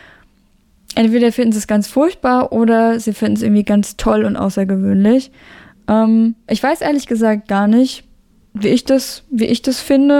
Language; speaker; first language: German; native; German